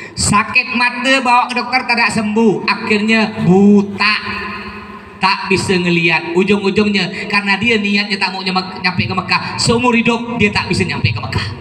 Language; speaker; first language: Malay; native; Malay